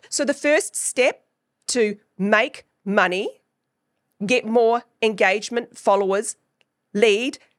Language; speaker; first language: English; native; English